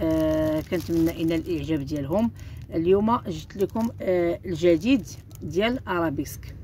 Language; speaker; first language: Arabic; native; Arabic